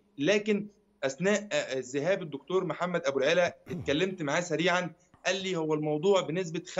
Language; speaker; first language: Arabic; native; Arabic